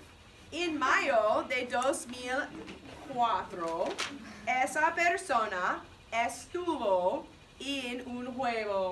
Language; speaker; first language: Spanish; non-native, fluent; English